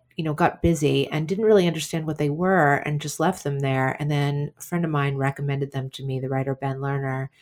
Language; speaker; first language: English; native; English